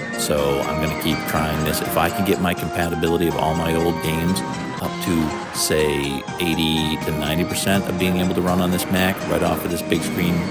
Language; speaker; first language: English; native; English